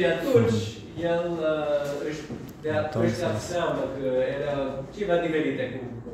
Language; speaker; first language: Romanian; non-native, learner; English